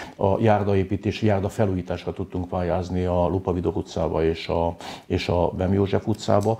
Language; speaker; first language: Hungarian; native; Hungarian